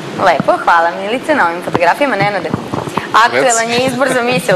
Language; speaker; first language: Croatian; native; Croatian